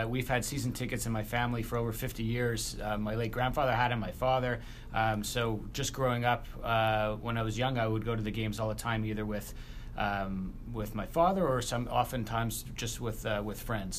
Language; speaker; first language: English; native; English